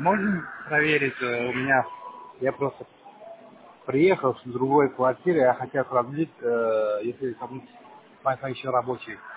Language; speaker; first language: Russian; non-native, learner; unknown